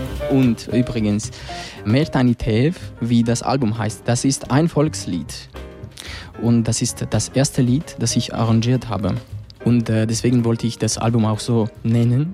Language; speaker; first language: German; non-native, fluent; Armenian